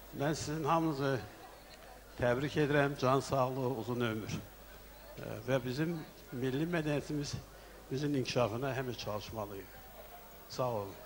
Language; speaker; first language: Azerbaijani; non-native, local second language; Avaric